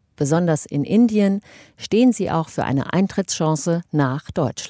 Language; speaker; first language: German; native; German